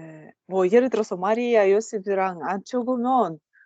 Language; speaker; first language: Korean; non-native, learner; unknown